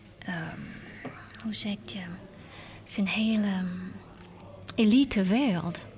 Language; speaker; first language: Dutch; non-native, learner; English